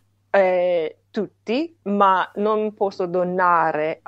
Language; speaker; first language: Italian; non-native, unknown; English